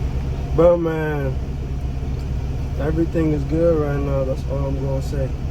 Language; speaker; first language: English; native; English